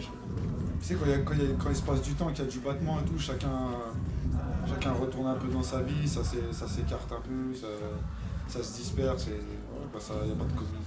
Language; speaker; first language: French; native; French